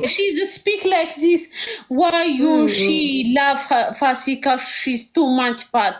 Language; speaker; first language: English; non-native, learner; Amharic